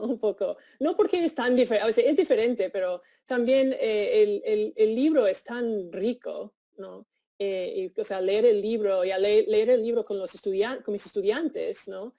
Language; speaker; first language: Spanish; non-native, fluent; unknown